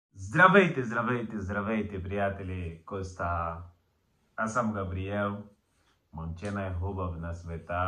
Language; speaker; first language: Bulgarian; non-native, learner; Portuguese